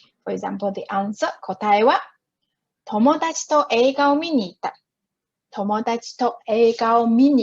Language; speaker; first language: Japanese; non-native, fluent; Chinese